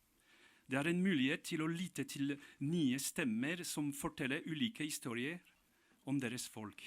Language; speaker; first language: Norwegian; non-native, fluent; French